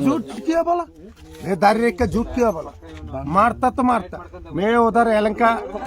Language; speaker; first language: Hindi; non-native, learner; Bangla